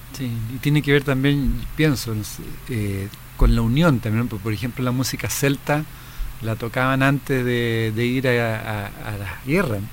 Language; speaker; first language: Spanish; native; Spanish